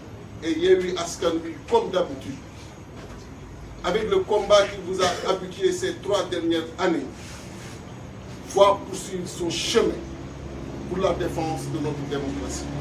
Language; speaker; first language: French; non-native, local second language; Wolof